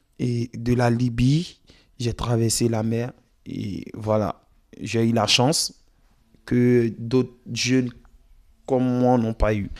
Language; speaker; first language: French; non-native, local second language; Dyula